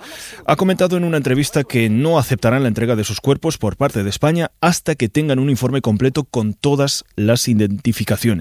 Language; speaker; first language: Spanish; native; Spanish